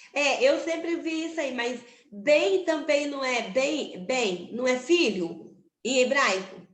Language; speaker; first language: Portuguese; native; Portuguese